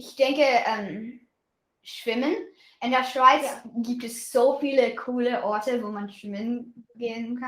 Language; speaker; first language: German; non-native, learner; English